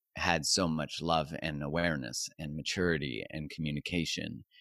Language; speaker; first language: English; native; English